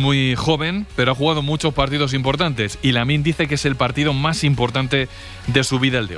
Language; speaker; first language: Spanish; native; Spanish